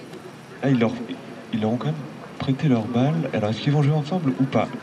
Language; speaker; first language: French; native; French